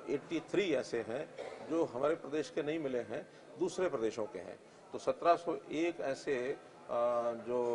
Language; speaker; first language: Hindi; native; Hindi